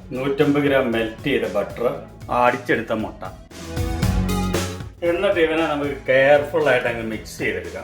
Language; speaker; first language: Malayalam; native; Malayalam